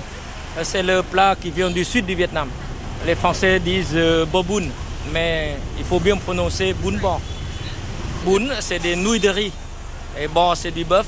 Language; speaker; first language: French; non-native, fluent; Vietnamese